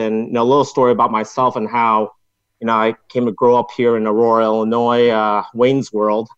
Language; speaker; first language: English; non-native, local second language; Cantonese